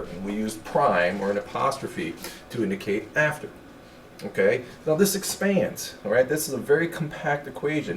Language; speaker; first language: English; native; English